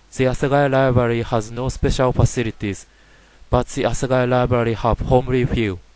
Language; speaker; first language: English; non-native, learner; Japanese